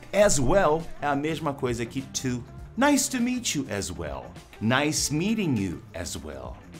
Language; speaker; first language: English; non-native, fluent; Portuguese